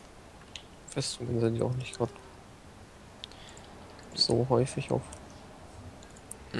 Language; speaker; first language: German; native; German